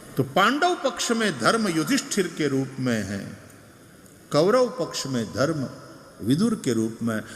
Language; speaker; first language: Hindi; non-native, local second language; Gujarati